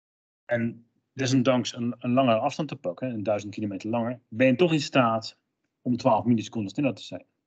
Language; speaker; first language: Dutch; native; Dutch